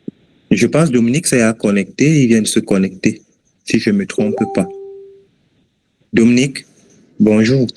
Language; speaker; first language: French; native; French